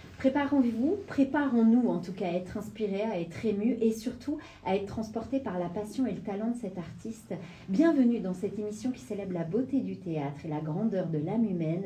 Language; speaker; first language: French; native; French